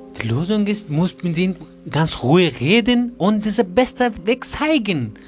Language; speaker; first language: German; non-native, learner; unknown